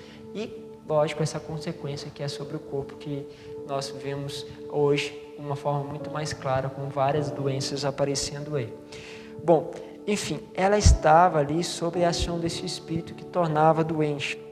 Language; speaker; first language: Portuguese; native; Portuguese